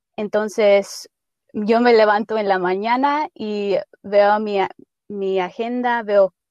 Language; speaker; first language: Spanish; early bilingual, heritage; Spanish